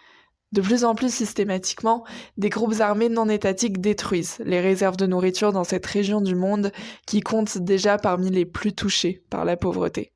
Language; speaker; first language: French; native; French